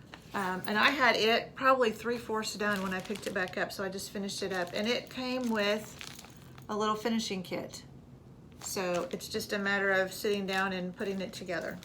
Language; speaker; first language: English; native; English